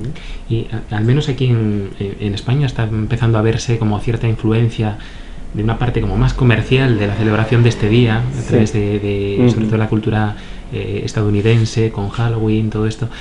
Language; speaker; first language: Spanish; native; Spanish